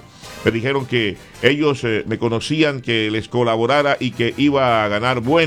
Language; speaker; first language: Spanish; native; Spanish